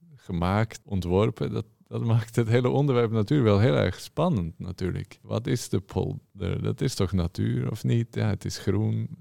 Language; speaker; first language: Dutch; non-native, fluent; Norwegian